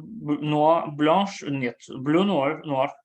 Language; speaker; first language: French; non-native, learner; Russian